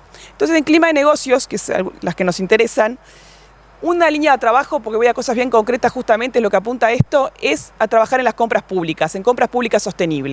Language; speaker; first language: Spanish; native; Spanish